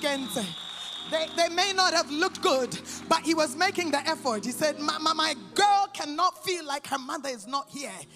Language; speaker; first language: English; native; English